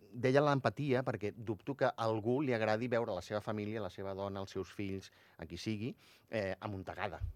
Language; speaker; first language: Catalan; native; Catalan